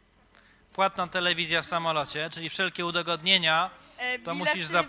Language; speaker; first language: Polish; native; Polish